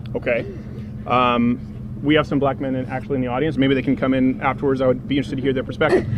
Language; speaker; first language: English; native; English